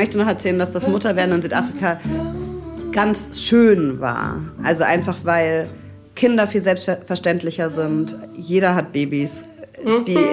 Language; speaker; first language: German; native; German